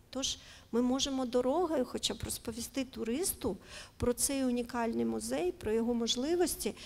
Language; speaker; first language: Ukrainian; native; Ukrainian